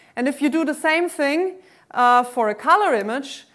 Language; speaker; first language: English; non-native, fluent; German